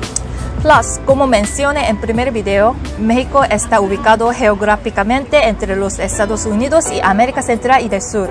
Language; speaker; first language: Spanish; non-native, fluent; Korean